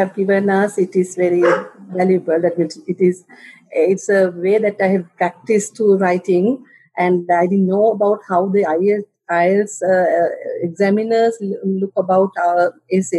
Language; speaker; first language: English; non-native, local second language; Sinhala